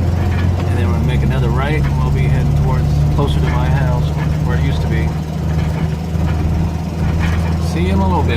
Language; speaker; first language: English; native; English